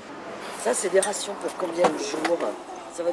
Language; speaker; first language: French; native; French